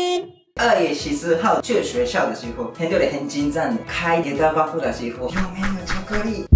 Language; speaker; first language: Chinese; non-native, learner; Japanese